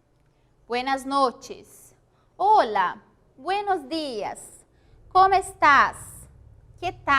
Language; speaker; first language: Spanish; non-native, fluent; Portuguese